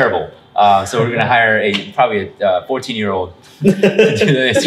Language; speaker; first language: English; native; English